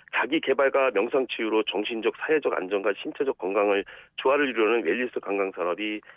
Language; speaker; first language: Korean; native; Korean